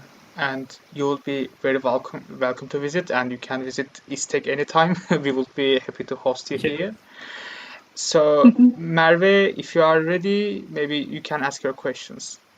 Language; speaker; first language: English; non-native, fluent; Turkish